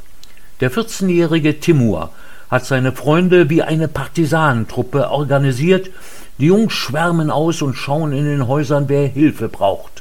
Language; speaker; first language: German; native; German